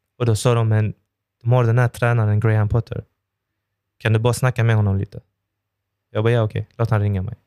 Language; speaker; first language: Swedish; early bilingual, other home language; Persian